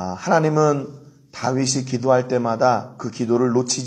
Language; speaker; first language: Korean; native; Korean